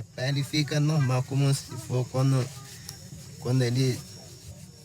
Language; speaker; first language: Portuguese; non-native, local second language; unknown